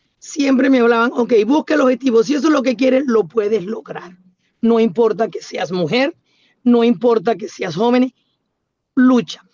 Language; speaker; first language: Spanish; native; Spanish